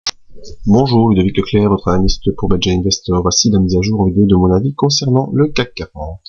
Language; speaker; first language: French; native; French